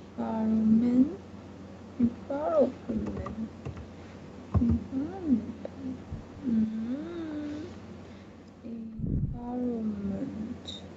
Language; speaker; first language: English; non-native, learner; Chinese